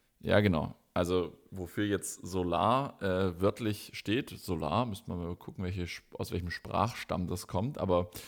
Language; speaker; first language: German; native; German